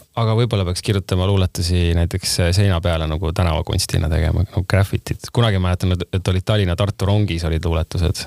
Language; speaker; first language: Estonian; native; Estonian